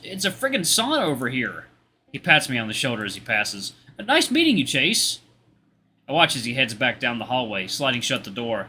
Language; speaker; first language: English; native; English